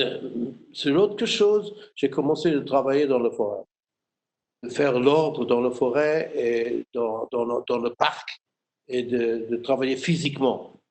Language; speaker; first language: French; non-native, fluent; German